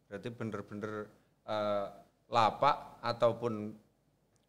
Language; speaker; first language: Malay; non-native, local second language; Javanese